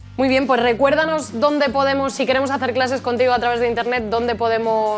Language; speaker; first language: Spanish; native; Spanish